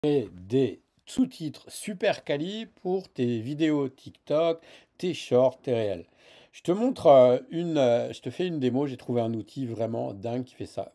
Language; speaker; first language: French; native; French